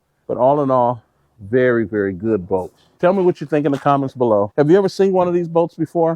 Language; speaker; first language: English; native; English